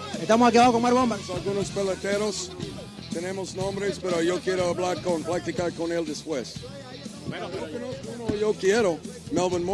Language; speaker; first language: Spanish; non-native, learner; English